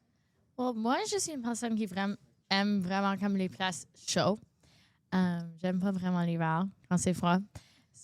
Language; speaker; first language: French; non-native, local second language; English